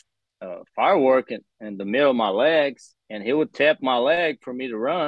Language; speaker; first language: English; non-native, fluent; Portuguese